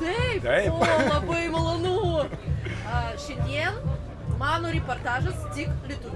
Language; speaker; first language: Lithuanian; non-native, learner; Russian